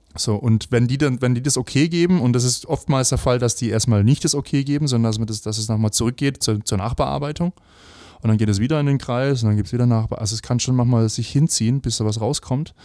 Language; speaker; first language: German; native; German